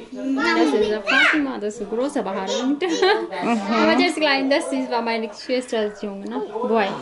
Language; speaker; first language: German; non-native, learner; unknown